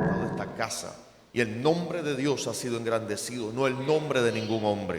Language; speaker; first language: Spanish; native; Spanish